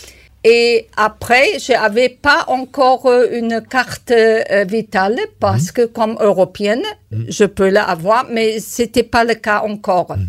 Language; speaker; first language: French; non-native, learner; German